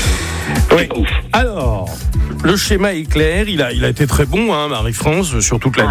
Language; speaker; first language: French; native; French